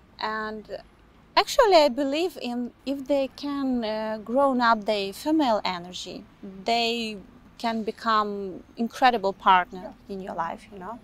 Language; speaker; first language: English; non-native, fluent; Ukrainian